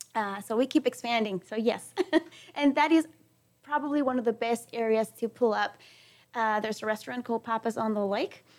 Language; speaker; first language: English; non-native, fluent; Spanish